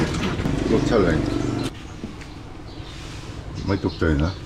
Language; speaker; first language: Thai; non-native, learner; Korean